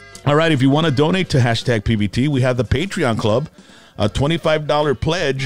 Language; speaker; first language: English; early bilingual, other home language; Spanish